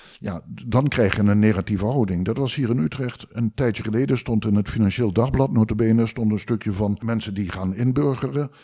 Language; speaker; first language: Dutch; native; Dutch